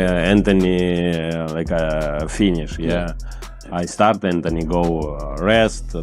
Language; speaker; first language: English; non-native, learner; Ukrainian